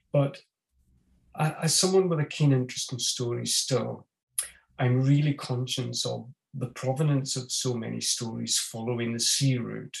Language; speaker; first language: English; native; English